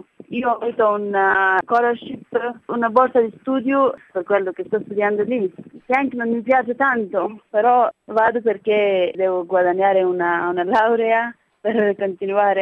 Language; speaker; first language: Italian; non-native, fluent; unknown